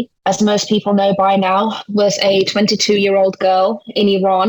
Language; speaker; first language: English; native; English